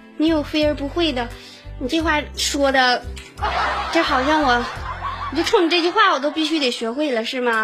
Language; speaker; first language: Chinese; native; Chinese